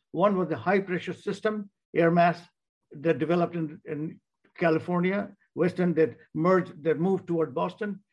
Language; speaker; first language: English; non-native, local second language; Bangla